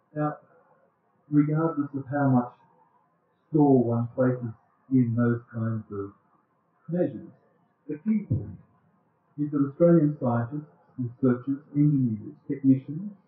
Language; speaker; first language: English; native; English